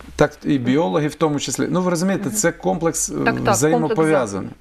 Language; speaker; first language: Ukrainian; native; Ukrainian